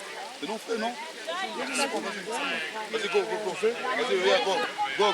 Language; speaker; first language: French; native; French